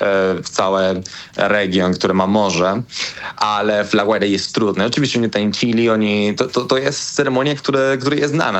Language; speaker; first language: Polish; non-native, learner; Spanish